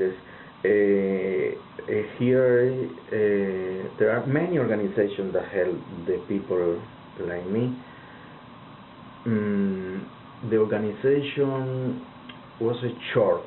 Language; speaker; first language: English; non-native, learner; Spanish